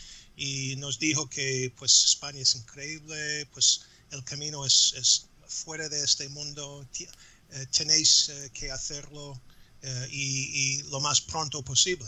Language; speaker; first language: Spanish; non-native, fluent; English